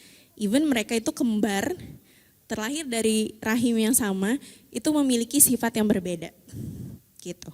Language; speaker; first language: Indonesian; native; Indonesian